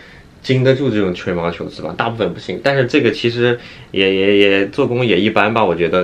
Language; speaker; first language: Chinese; native; Chinese